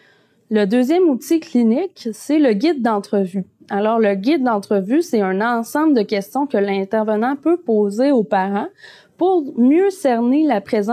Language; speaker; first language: French; native; French